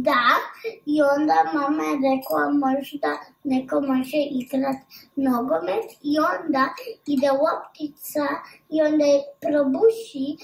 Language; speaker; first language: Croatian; early bilingual, heritage; Croatian